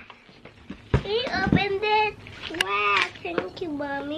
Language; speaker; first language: English; early bilingual, other home language; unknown